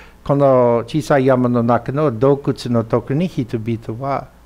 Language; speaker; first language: Japanese; non-native, fluent; English